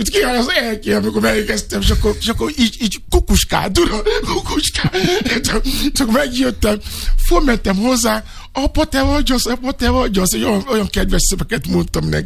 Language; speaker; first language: Hungarian; non-native, fluent; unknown